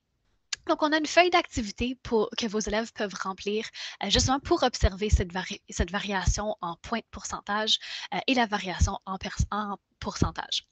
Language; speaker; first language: French; native; French